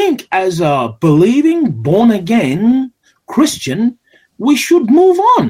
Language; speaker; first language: English; native; English